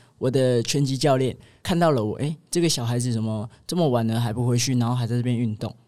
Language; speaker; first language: Chinese; native; Chinese